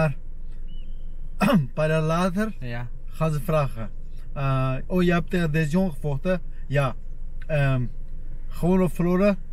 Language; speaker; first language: Dutch; non-native, fluent; Armenian